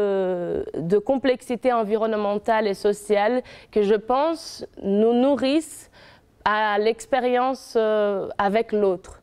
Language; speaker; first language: French; non-native, fluent; Portuguese